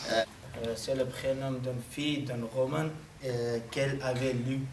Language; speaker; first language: French; non-native, learner; Portuguese